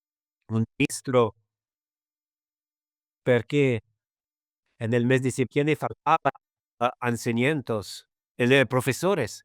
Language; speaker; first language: Spanish; non-native, fluent; Arabic